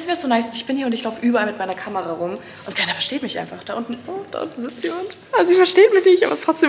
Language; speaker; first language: German; native; German